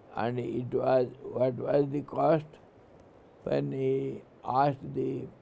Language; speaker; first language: English; non-native, local second language; Hindi